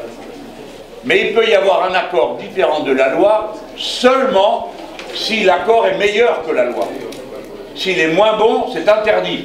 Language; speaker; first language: French; native; French